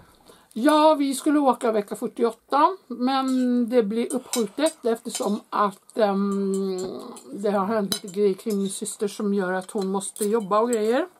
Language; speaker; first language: Swedish; native; Swedish